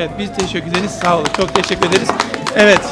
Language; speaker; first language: Turkish; native; Turkish